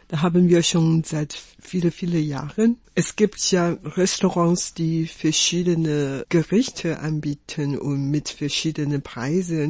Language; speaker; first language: German; non-native, fluent; Chinese